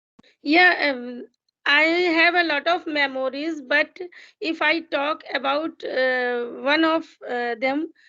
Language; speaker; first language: English; non-native, local second language; Hindi